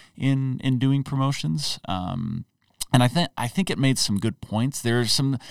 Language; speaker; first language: English; native; English